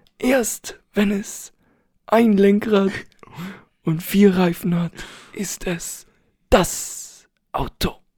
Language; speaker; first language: German; native; German